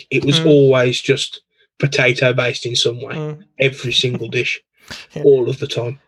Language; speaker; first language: English; native; English